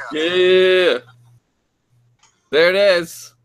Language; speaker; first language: English; native; English